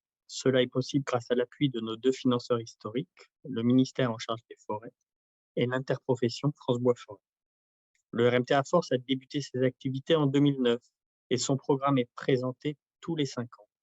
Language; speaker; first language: French; native; French